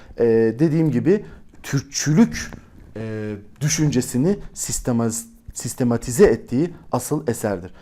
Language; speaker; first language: Turkish; native; Turkish